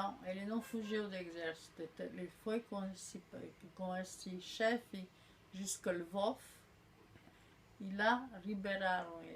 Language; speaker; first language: Portuguese; non-native, fluent; Polish